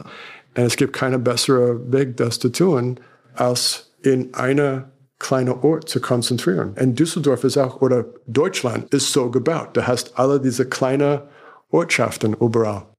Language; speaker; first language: German; non-native, fluent; English